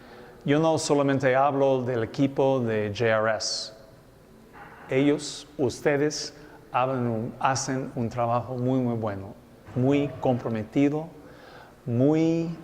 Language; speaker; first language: Spanish; non-native, fluent; English